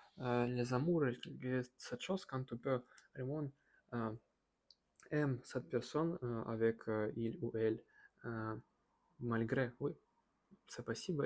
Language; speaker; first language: French; non-native, learner; Russian